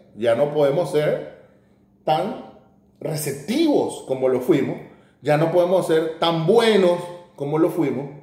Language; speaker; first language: Spanish; native; Spanish